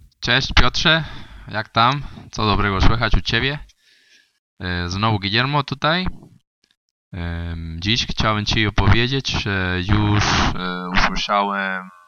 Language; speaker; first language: Polish; non-native, learner; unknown